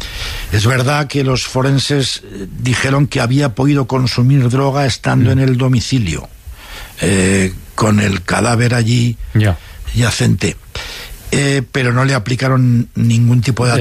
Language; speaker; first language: Spanish; native; Spanish